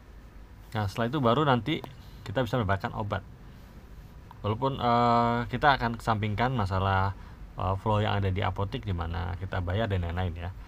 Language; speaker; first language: Indonesian; native; Indonesian